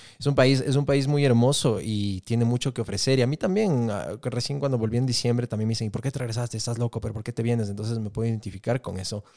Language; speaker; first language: Spanish; native; Spanish